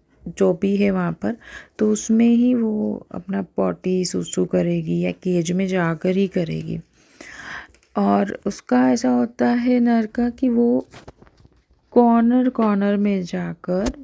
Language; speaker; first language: Hindi; native; Hindi